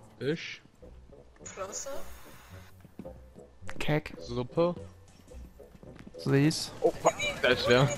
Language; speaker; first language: German; native; German